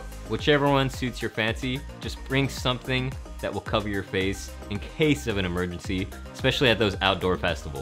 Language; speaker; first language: English; native; English